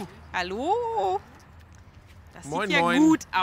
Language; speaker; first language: German; native; German